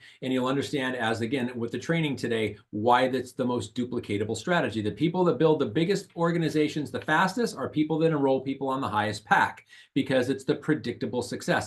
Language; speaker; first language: English; native; English